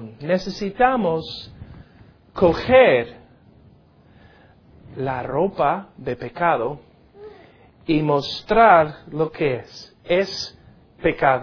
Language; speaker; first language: Spanish; non-native, learner; English